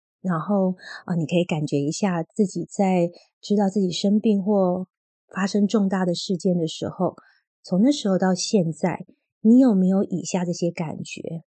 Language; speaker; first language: Chinese; native; Chinese